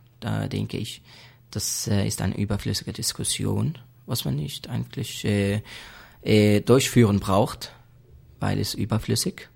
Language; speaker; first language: German; non-native, fluent; Arabic